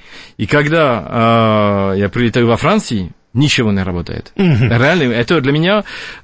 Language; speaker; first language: Russian; non-native, fluent; French